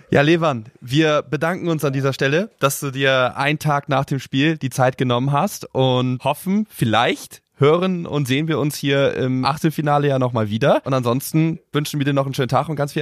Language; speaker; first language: German; native; German